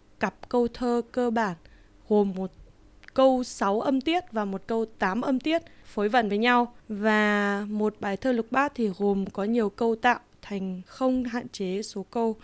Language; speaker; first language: Vietnamese; early bilingual, heritage; Vietnamese